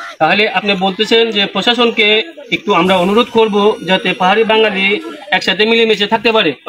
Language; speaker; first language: Bangla; native; Bangla